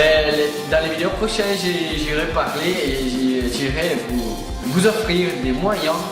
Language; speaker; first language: French; non-native, fluent; Italian